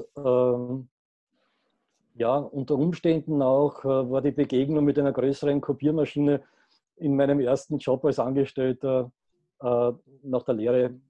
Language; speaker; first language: German; native; German